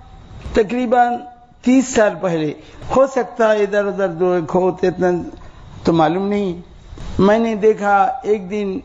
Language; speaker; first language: Hindi; non-native, learner; Bangla